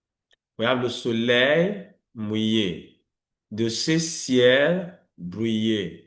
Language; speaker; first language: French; non-native, fluent; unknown